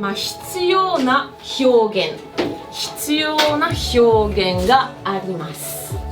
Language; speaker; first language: Japanese; non-native, fluent; French